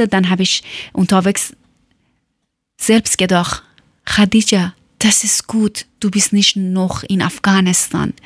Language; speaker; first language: German; non-native, learner; Persian